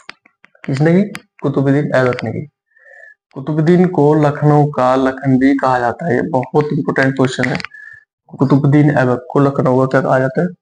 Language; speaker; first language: Hindi; native; Hindi